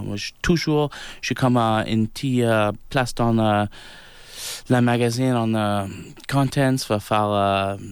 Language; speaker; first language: French; non-native, local second language; English